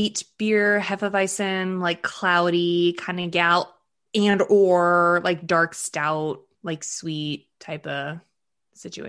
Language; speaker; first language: English; early bilingual, other home language; Russian